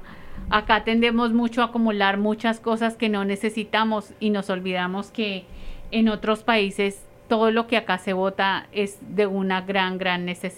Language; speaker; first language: Spanish; native; Spanish